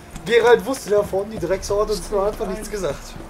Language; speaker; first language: German; native; German